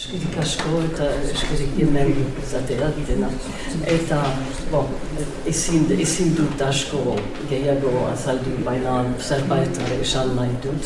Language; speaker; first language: Basque; non-native, learner; English